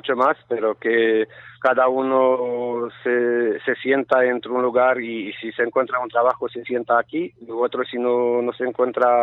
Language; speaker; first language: Spanish; non-native, learner; Romanian